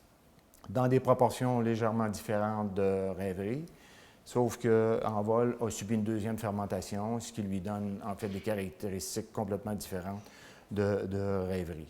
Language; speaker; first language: French; native; French